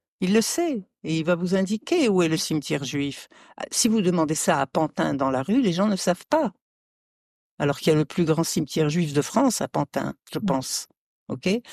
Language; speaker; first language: French; early bilingual, other home language; Arabic